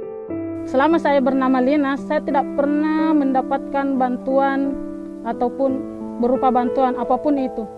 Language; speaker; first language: Indonesian; non-native, local second language; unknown